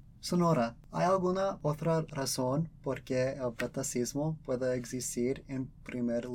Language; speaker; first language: Spanish; early bilingual, other home language; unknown